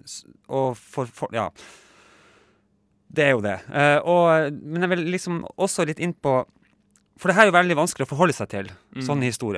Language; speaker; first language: Norwegian; native; Norwegian